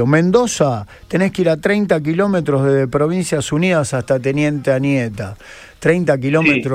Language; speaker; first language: Spanish; native; Spanish